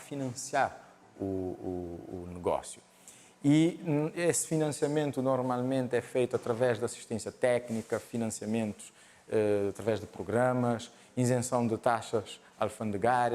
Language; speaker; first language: Portuguese; non-native, local second language; Kabuverdianu